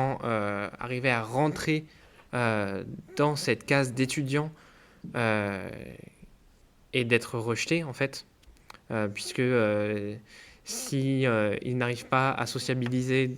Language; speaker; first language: French; native; French